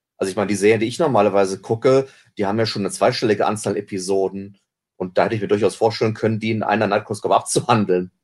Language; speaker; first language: German; native; German